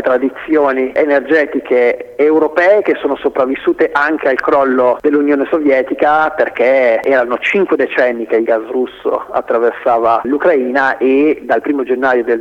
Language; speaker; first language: Italian; native; Italian